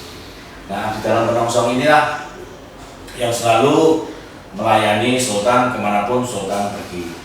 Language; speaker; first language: Indonesian; native; Indonesian